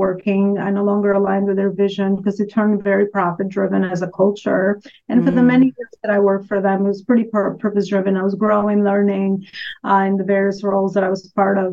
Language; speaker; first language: English; non-native, fluent; Albanian